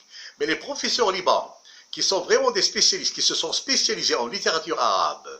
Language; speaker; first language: French; non-native, local second language; Arabic